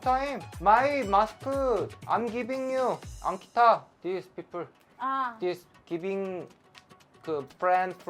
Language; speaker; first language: English; non-native, learner; Korean